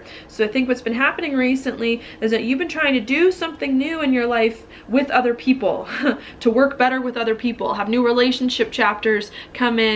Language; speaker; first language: English; native; English